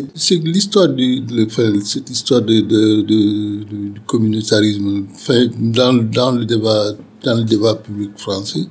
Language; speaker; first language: French; non-native, local second language; Wolof